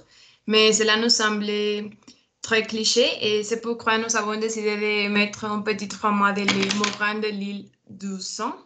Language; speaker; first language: French; non-native, learner; Spanish